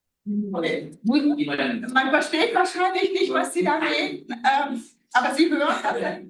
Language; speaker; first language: German; native; German